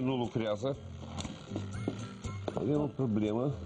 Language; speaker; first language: Romanian; non-native, learner; Russian